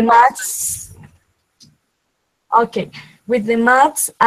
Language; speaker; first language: English; non-native, learner; Spanish